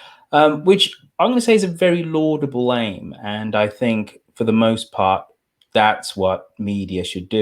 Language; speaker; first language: English; native; English